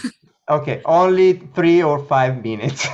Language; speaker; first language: English; non-native, learner; Italian